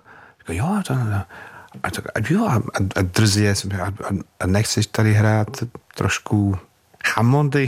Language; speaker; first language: Czech; non-native, fluent; English